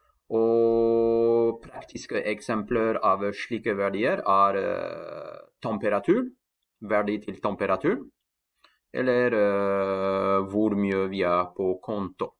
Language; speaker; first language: Norwegian; non-native, fluent; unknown